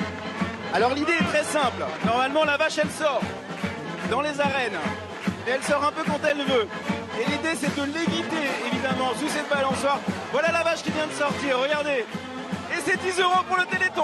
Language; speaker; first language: French; native; French